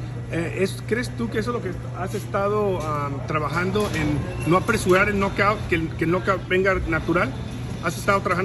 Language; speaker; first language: Spanish; native; Spanish